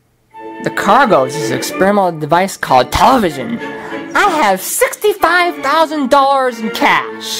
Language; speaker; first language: English; native; English